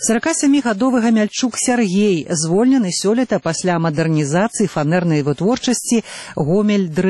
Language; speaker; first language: Belarusian; native; Belarusian